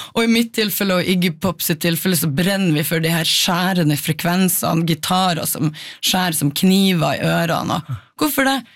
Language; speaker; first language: Norwegian; native; Norwegian